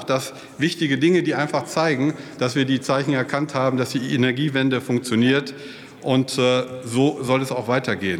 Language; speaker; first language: German; native; German